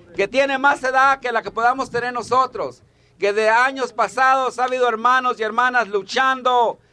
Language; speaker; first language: Spanish; early bilingual, heritage; Spanish